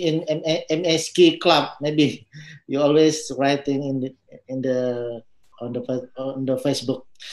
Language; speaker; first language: English; non-native, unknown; Indonesian